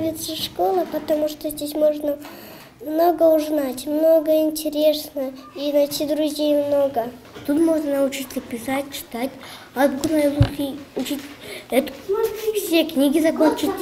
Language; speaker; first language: Russian; non-native, local second language; Kyrgyz